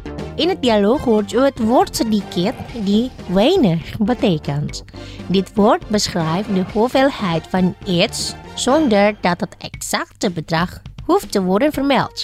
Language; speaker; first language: Dutch; non-native, learner; Indonesian